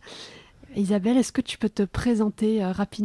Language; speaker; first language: French; native; French